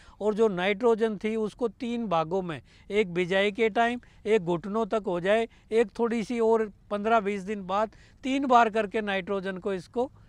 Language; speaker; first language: Hindi; native; Hindi